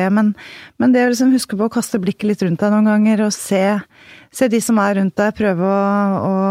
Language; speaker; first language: Norwegian; native; Norwegian